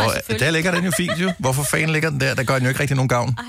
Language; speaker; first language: Danish; native; Danish